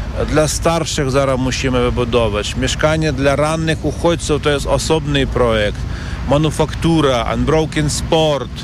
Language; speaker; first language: Polish; non-native, learner; Ukrainian